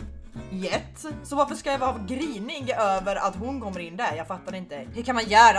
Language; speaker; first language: Swedish; native; Swedish